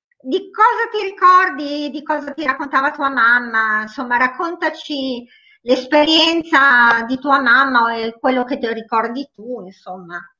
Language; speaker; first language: Italian; native; Italian